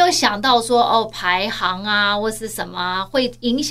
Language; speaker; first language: Chinese; early bilingual, heritage; Chinese